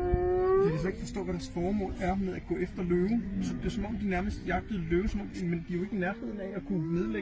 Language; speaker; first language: Danish; native; Danish